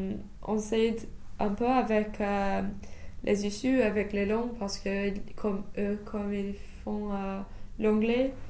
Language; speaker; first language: French; non-native, fluent; English